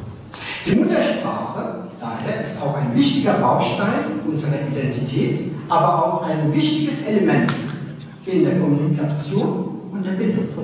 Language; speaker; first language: German; early bilingual, other home language; Turkish